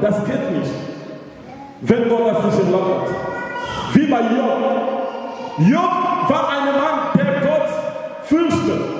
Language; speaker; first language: German; non-native, learner; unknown